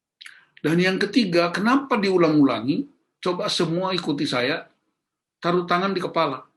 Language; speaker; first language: Indonesian; native; Indonesian